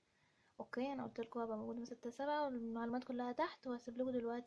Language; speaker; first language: Arabic; native; Arabic